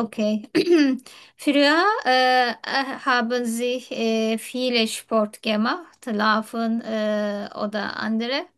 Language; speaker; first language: German; non-native, learner; Turkish